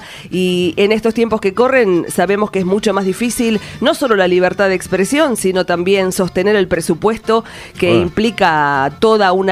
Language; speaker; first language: Spanish; native; Spanish